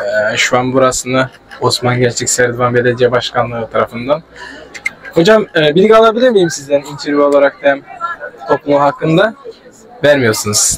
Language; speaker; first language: Turkish; non-native, fluent; Kyrgyz